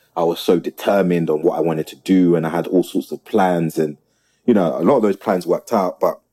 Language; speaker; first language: English; native; English